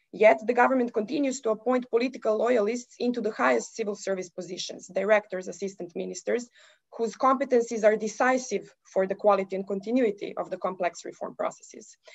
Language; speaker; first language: English; non-native, fluent; Serbian